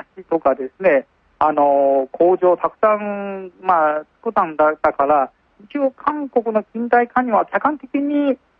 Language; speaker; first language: Japanese; non-native, fluent; Chinese